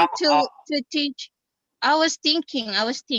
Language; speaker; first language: English; non-native, fluent; Indonesian